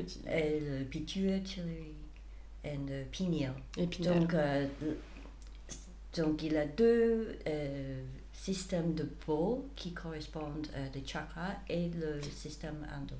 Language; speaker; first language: French; non-native, fluent; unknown